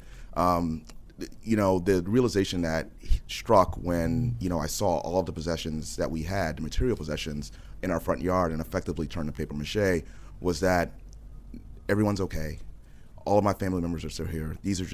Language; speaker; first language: English; native; English